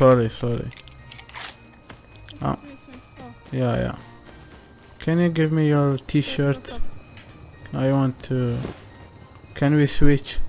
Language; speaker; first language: English; non-native, learner; Arabic